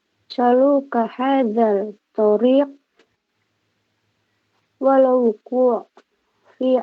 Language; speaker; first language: Arabic; non-native, learner; Indonesian